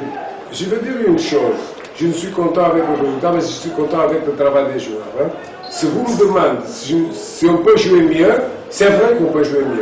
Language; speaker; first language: French; non-native, fluent; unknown